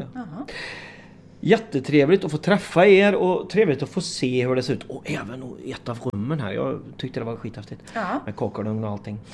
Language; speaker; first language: Swedish; native; Swedish